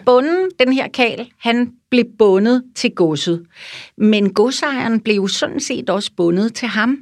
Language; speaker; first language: Danish; native; Danish